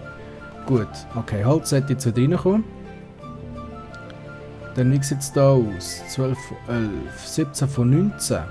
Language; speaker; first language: German; native; German